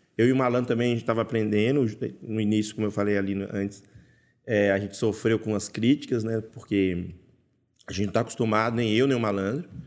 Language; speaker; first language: Portuguese; native; Portuguese